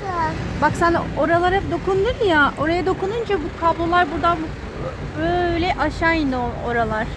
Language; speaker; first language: Turkish; native; Turkish